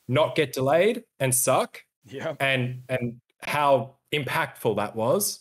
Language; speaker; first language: English; native; English